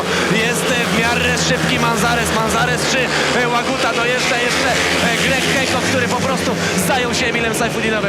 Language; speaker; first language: Polish; native; Polish